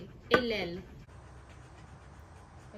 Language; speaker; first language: French; non-native, fluent; English